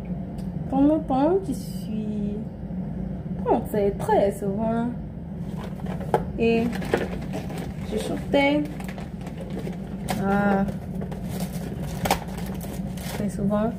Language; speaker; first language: French; non-native, learner; English